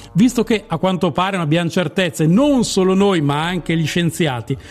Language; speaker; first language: Italian; native; Italian